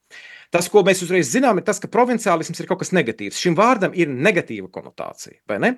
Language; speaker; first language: Latvian; native; Latvian